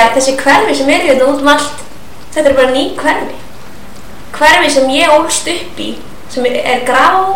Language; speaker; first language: Icelandic; native; Icelandic